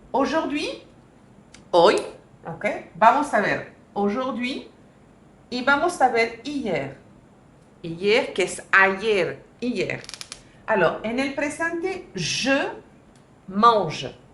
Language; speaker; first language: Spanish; non-native, learner; French